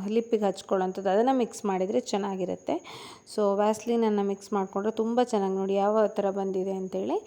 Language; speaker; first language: Kannada; non-native, local second language; Tulu